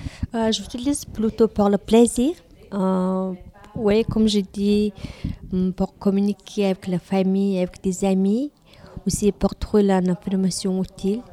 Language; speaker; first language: French; non-native, learner; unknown